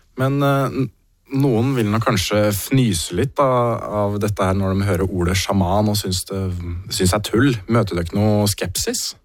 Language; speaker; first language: Norwegian; native; Norwegian